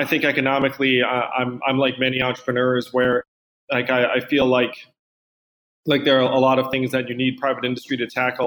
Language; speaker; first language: English; native; English